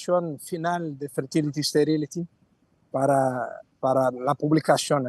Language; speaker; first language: Spanish; non-native, fluent; Portuguese